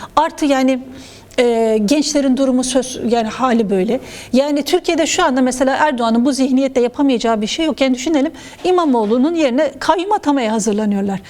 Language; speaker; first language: Turkish; non-native, local second language; Kurdish